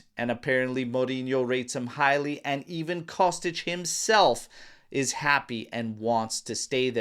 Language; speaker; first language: English; native; English